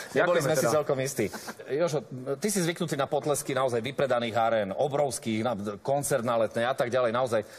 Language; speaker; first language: Slovak; native; Slovak